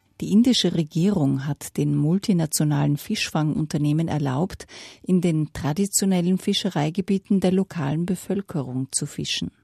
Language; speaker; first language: German; native; German